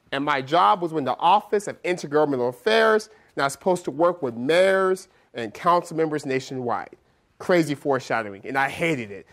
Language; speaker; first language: English; native; English